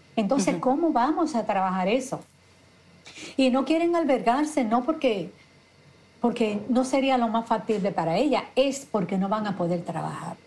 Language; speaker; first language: Spanish; native; Spanish